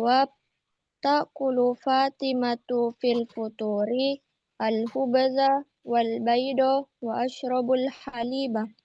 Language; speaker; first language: Arabic; non-native, learner; Indonesian